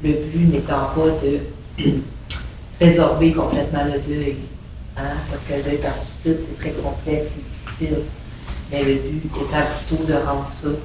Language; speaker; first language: French; native; French